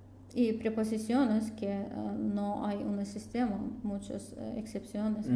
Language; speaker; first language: Spanish; non-native, learner; Russian